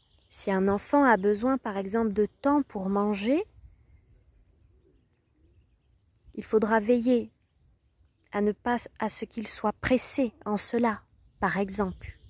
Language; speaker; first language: French; native; French